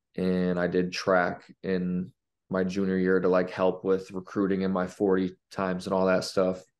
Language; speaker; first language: English; native; English